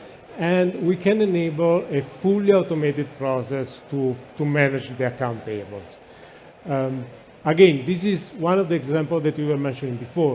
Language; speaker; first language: English; non-native, fluent; Italian